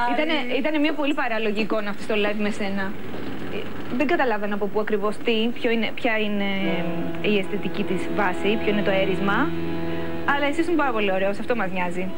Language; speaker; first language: Greek; native; Greek